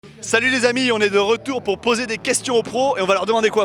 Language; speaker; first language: French; native; French